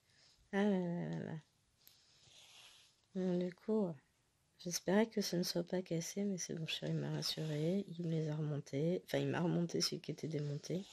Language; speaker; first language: French; native; French